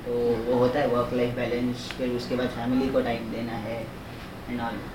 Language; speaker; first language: Hindi; non-native, local second language; Marathi